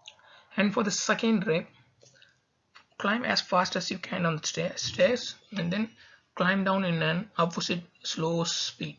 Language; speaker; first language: English; non-native, local second language; Tamil